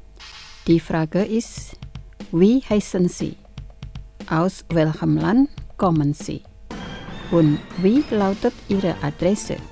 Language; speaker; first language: German; non-native, fluent; Indonesian